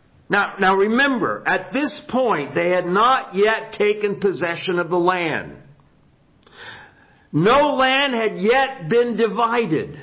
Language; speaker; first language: English; native; English